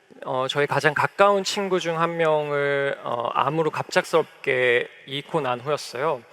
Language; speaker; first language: Korean; native; Korean